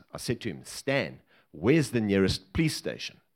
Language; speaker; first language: English; native; English